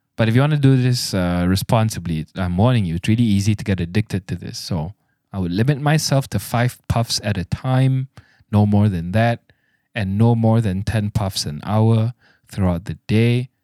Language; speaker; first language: English; non-native, local second language; Malay